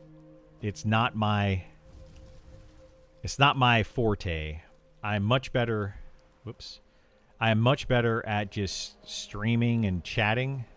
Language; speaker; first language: English; native; English